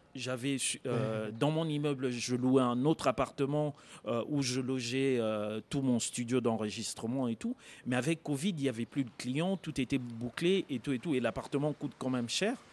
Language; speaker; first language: French; non-native, local second language; Lingala